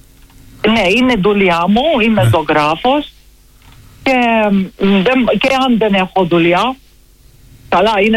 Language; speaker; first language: Greek; non-native, learner; Maltese